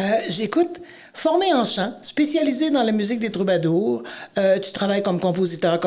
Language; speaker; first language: French; native; French